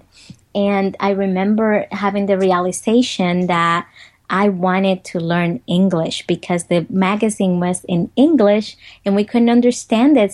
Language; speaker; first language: English; non-native, fluent; Spanish